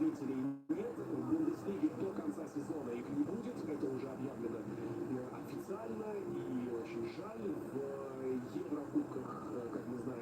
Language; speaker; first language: Russian; native; Russian